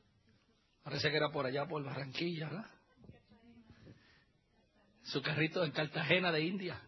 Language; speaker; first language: Spanish; native; Spanish